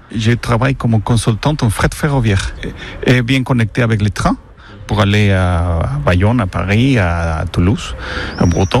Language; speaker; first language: French; non-native, fluent; Spanish